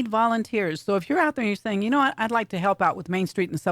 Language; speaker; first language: English; native; English